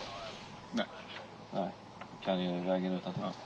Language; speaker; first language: Swedish; native; Swedish